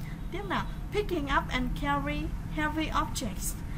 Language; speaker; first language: English; non-native, fluent; Vietnamese